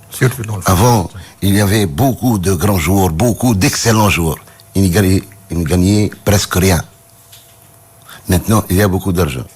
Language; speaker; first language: French; non-native, local second language; Arabic